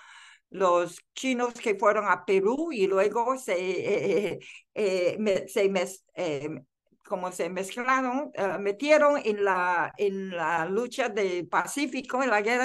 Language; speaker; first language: Spanish; non-native, fluent; Chinese